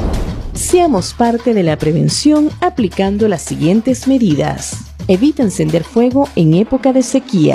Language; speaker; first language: Spanish; native; Spanish